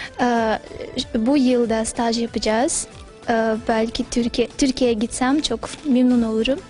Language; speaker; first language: Turkish; non-native, learner; Uyghur